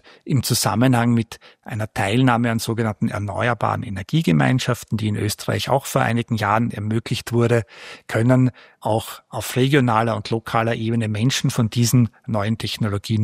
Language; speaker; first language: German; native; German